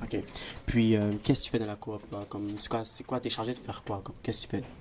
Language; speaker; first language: French; native; French